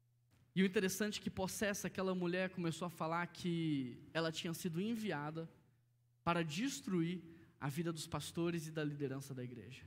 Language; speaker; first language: Portuguese; native; Portuguese